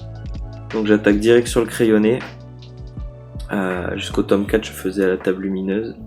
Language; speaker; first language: French; native; French